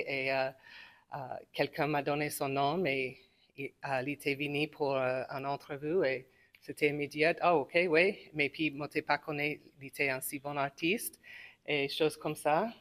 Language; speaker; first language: French; non-native, local second language; English